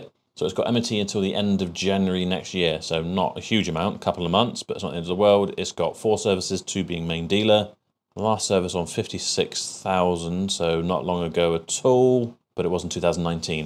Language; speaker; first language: English; native; English